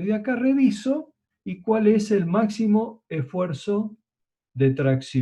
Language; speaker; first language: Spanish; native; Spanish